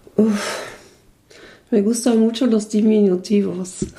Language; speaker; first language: Spanish; early bilingual, other home language; German